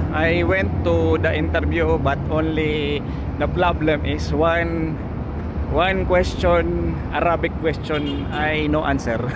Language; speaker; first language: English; non-native, learner; Filipino